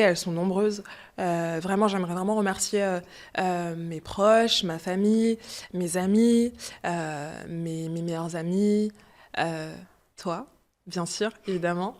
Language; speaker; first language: French; early bilingual, other home language; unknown